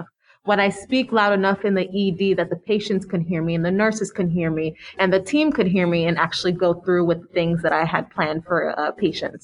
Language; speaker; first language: English; native; English